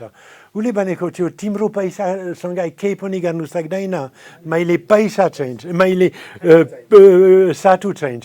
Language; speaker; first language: Nepali; non-native, fluent; French